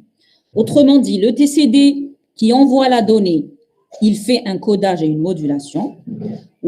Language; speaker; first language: French; non-native, local second language; Arabic